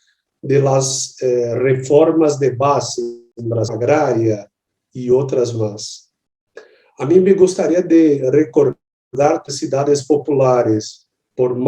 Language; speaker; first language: Spanish; non-native, learner; Portuguese